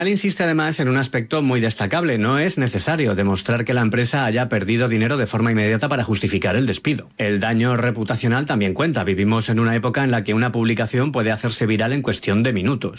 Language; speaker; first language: Spanish; native; Spanish